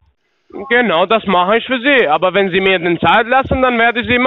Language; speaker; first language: German; non-native, learner; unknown